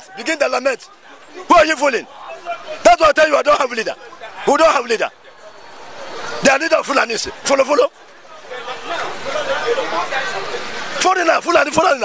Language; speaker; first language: English; non-native, local second language; Igbo